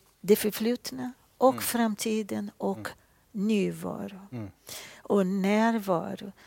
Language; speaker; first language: Swedish; non-native, fluent; Portuguese